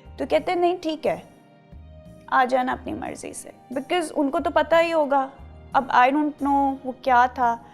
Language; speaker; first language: Urdu; native; Urdu